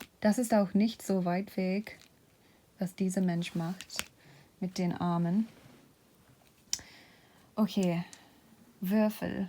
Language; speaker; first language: German; non-native, fluent; English